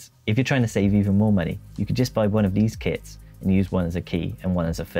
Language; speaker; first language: English; native; English